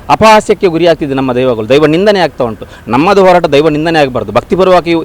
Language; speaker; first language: Kannada; non-native, local second language; Tulu